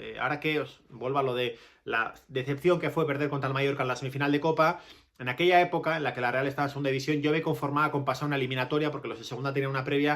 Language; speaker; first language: Spanish; native; Spanish